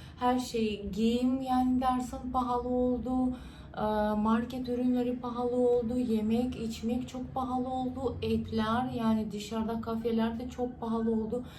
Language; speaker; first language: Turkish; non-native, fluent; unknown